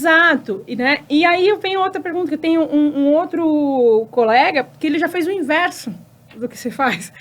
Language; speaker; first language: Portuguese; native; Portuguese